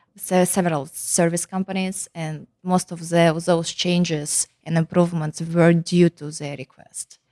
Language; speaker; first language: English; non-native, fluent; Kazakh